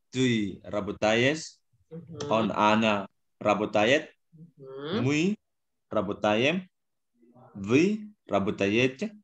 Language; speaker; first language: Russian; non-native, learner; Indonesian